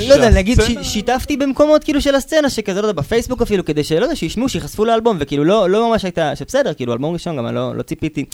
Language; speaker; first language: Hebrew; native; Hebrew